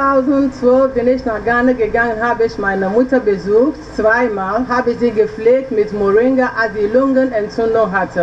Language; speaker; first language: German; non-native, learner; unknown